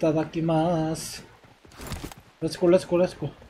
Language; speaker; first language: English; non-native, learner; Korean